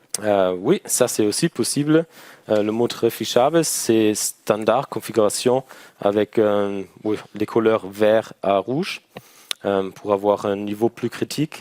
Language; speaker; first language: French; non-native, learner; German